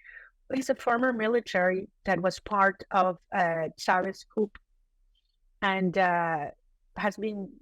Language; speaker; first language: English; non-native, fluent; Spanish